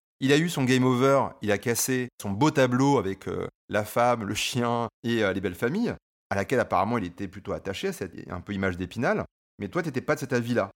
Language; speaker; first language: French; native; French